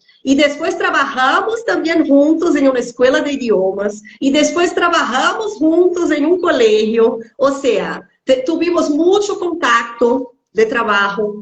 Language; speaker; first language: Spanish; non-native, fluent; Portuguese